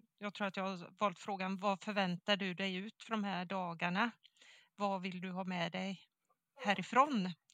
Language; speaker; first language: Swedish; native; Swedish